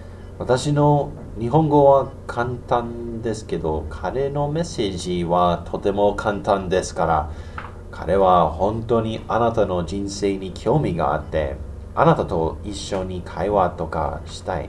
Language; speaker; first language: Japanese; non-native, learner; English